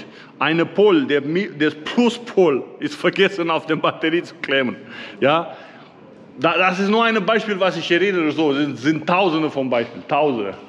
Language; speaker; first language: German; non-native, learner; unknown